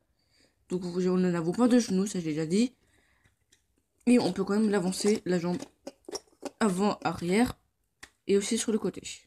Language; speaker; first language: French; native; French